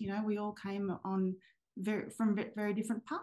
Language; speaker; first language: English; native; English